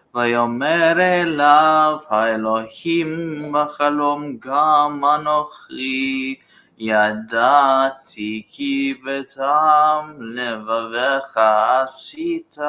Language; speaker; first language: Hebrew; non-native, learner; English